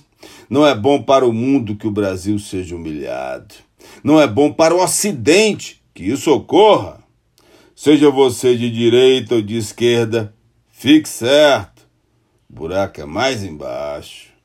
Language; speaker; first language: Portuguese; native; Portuguese